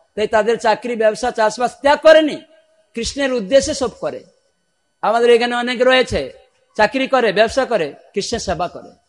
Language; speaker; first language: Bangla; non-native, fluent; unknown